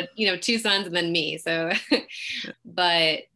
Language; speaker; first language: English; native; English